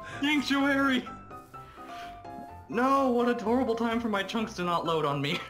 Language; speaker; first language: English; native; English